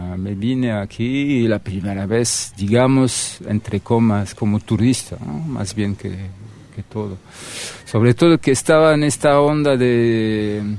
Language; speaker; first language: Spanish; non-native, fluent; French